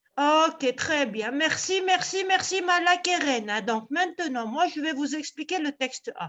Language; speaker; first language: French; non-native, local second language; Arabic